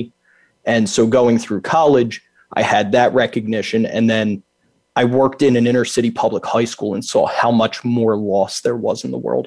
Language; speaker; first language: English; native; English